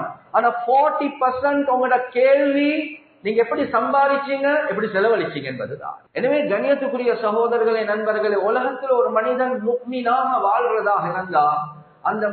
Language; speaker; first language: Tamil; native; Tamil